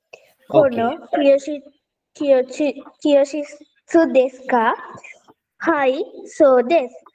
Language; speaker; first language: Japanese; non-native, learner; Sinhala